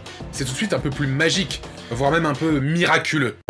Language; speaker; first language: French; native; French